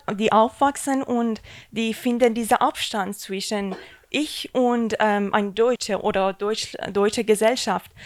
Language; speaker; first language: German; non-native, learner; Persian